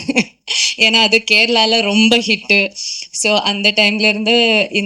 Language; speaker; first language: Tamil; non-native, local second language; Malayalam